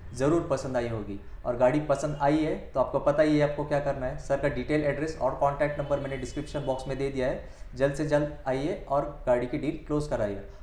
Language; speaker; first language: Hindi; non-native, local second language; Marathi